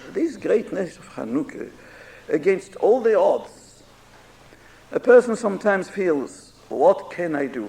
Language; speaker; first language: English; non-native, fluent; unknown